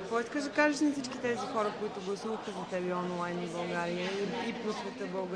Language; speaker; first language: Bulgarian; native; Bulgarian